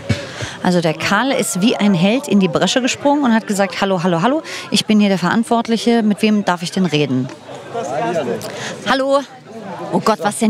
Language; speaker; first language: German; native; German